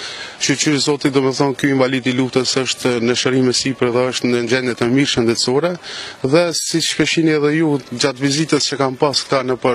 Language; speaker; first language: Albanian; native; Albanian